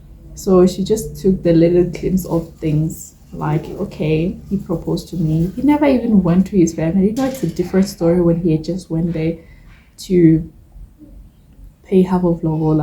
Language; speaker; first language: English; non-native, local second language; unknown